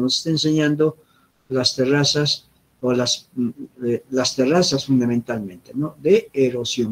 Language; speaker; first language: Spanish; native; Spanish